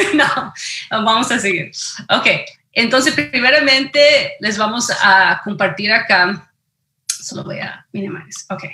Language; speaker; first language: Spanish; early bilingual, heritage; Spanish